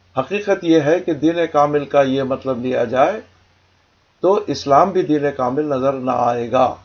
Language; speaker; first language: Urdu; native; Urdu